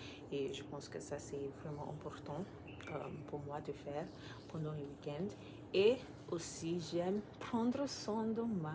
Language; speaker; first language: French; non-native, learner; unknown